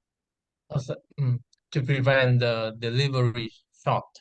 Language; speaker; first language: English; non-native, learner; Vietnamese